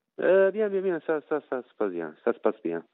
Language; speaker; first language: French; non-native, fluent; Portuguese